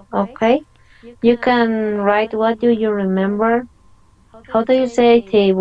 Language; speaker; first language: English; non-native, fluent; Spanish